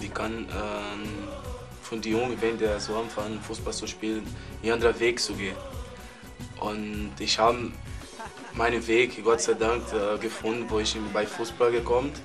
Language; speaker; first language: German; non-native, learner; Portuguese